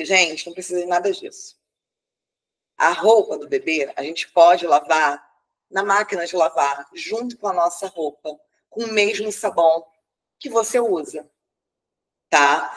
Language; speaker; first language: Portuguese; native; Portuguese